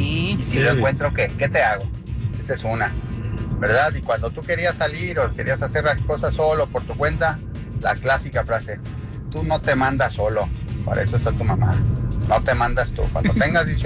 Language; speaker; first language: Spanish; native; Spanish